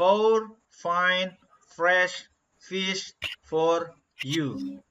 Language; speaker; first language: English; non-native, learner; Indonesian